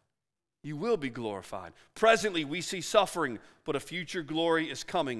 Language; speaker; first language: English; native; English